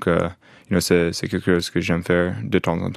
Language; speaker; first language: French; non-native, fluent; English